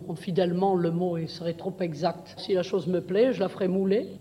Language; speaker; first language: French; native; French